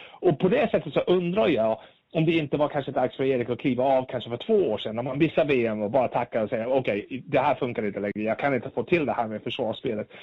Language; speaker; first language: Swedish; native; Swedish